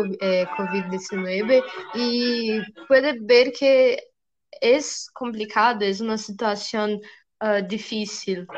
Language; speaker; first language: Spanish; non-native, learner; Portuguese